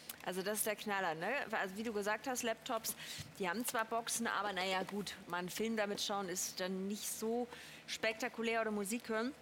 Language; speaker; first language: German; native; German